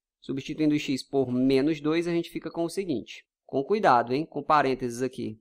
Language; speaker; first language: Portuguese; native; Portuguese